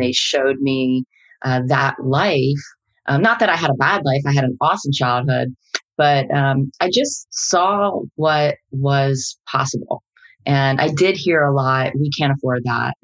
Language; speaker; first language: English; native; English